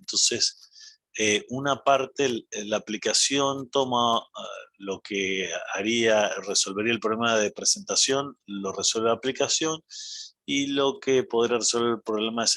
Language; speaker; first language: Spanish; native; Spanish